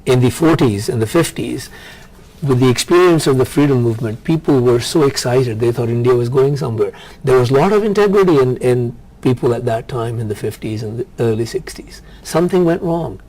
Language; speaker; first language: English; non-native, local second language; Punjabi